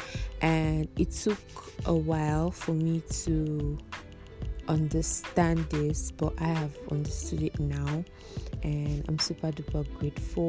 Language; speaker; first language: English; non-native, local second language; Igbo